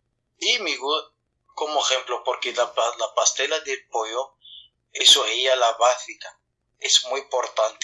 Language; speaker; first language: Spanish; non-native, learner; Arabic